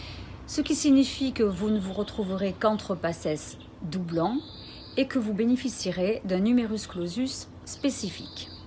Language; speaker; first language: French; native; French